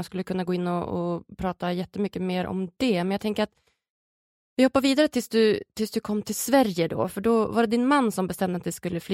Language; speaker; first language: Swedish; native; Swedish